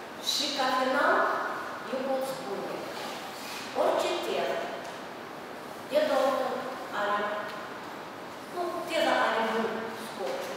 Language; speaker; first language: Romanian; non-native, local second language; Russian